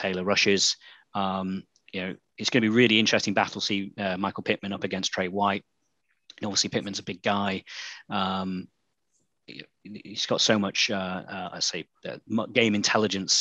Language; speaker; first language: English; native; English